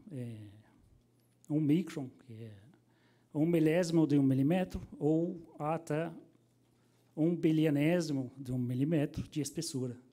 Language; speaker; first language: Portuguese; non-native, fluent; English